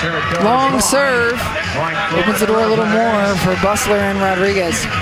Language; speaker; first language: English; native; English